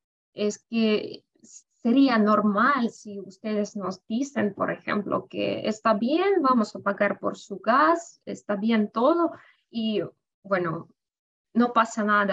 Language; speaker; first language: Spanish; non-native, fluent; Russian